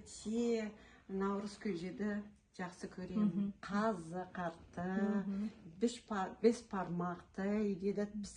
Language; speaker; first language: Kazakh; non-native, local second language; Russian